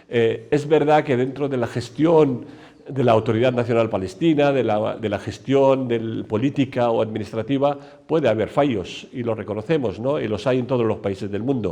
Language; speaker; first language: Spanish; non-native, fluent; Arabic